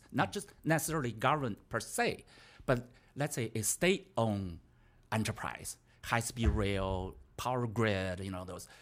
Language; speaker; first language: English; non-native, fluent; Chinese